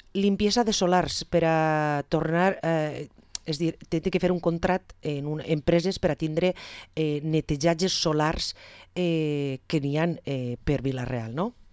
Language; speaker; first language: Catalan; native; Catalan